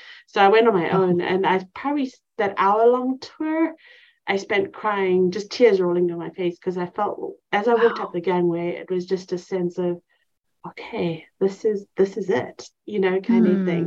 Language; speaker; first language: English; native; English